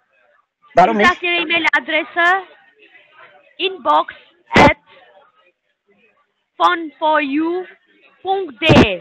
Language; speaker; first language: German; non-native, learner; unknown